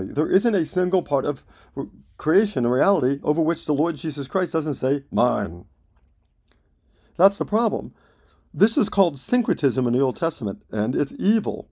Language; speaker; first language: English; native; English